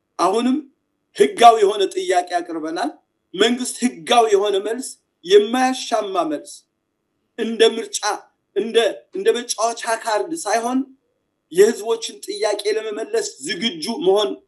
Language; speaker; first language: Amharic; native; Amharic